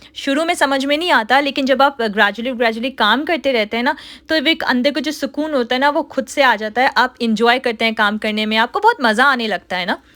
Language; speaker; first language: Urdu; native; Urdu